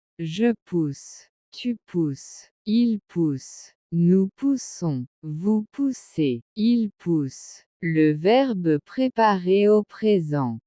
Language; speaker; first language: French; non-native, local second language; Arabic